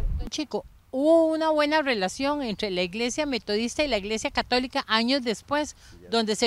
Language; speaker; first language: Spanish; native; Spanish